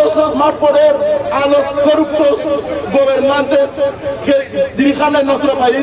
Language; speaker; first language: Spanish; non-native, local second language; Wolof